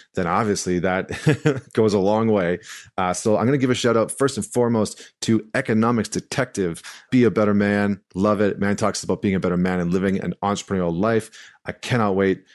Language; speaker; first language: English; native; English